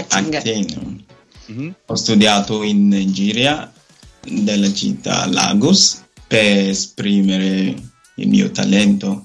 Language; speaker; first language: Italian; non-native, learner; Nigerian Pidgin